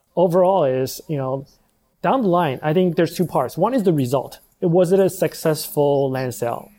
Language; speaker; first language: English; non-native, fluent; Chinese